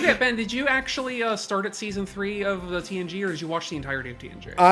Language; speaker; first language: English; native; English